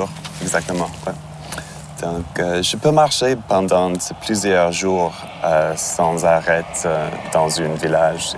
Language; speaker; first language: French; non-native, learner; English